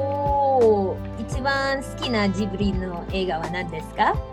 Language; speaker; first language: Japanese; non-native, fluent; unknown